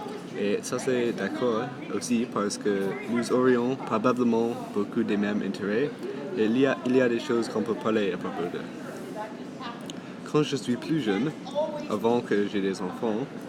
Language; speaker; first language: French; non-native, local second language; English